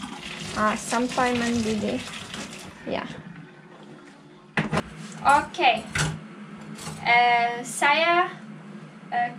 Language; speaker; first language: Indonesian; non-native, learner; Polish